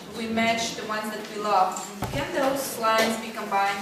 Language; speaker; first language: English; non-native, fluent; Russian